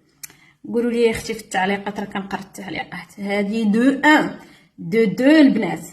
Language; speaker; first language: Arabic; native; Arabic